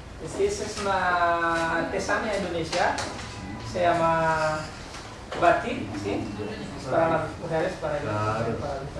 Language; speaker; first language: Spanish; non-native, learner; Indonesian